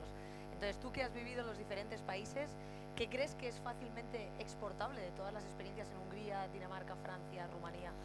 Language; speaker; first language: Spanish; native; Spanish